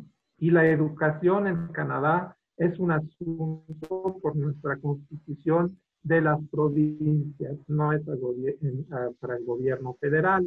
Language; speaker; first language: Spanish; non-native, fluent; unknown